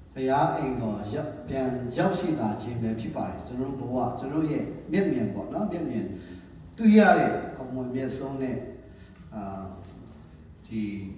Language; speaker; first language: Burmese; non-native, local second language; Tedim Chin